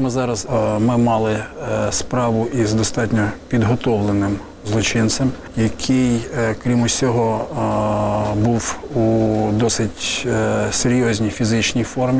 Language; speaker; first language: Ukrainian; native; Ukrainian